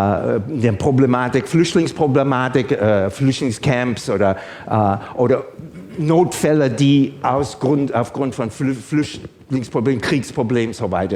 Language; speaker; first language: German; non-native, fluent; English